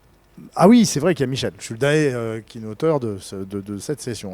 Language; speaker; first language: French; native; French